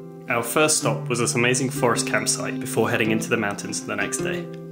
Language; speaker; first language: English; native; English